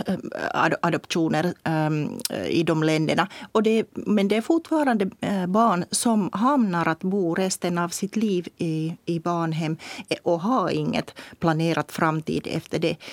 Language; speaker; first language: Swedish; non-native, local second language; Finnish